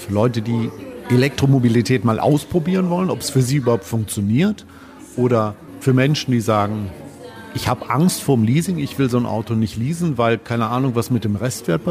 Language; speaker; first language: German; native; German